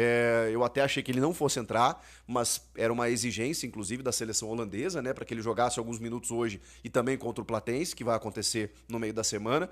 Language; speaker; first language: Portuguese; native; Portuguese